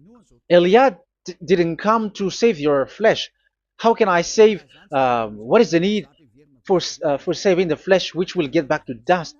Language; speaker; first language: English; non-native, fluent; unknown